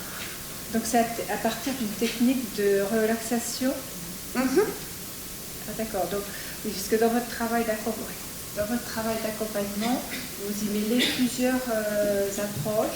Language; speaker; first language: French; native; French